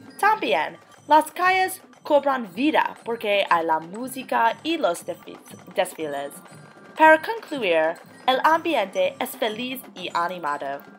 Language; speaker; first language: Spanish; non-native, learner; English